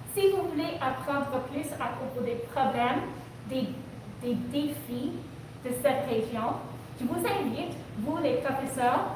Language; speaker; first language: French; non-native, local second language; English